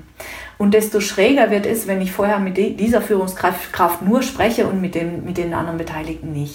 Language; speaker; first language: German; native; German